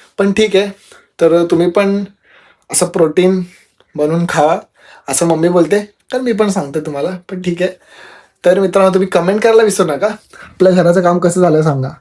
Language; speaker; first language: Marathi; non-native, local second language; Telugu